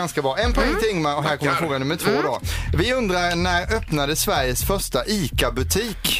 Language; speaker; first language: Swedish; native; Swedish